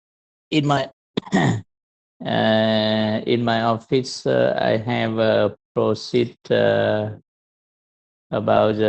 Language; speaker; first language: English; non-native, learner; Vietnamese